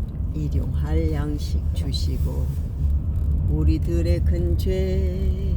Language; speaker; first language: Korean; native; Korean